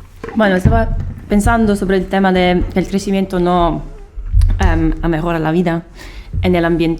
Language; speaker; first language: Spanish; non-native, fluent; Italian